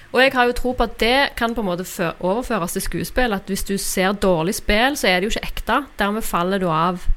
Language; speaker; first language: Norwegian; native; Norwegian